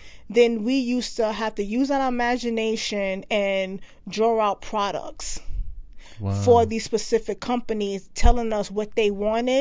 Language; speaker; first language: English; native; English